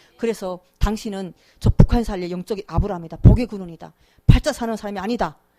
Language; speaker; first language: Korean; native; Korean